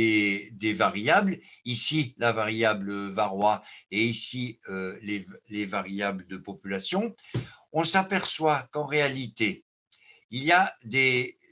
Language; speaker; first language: French; native; French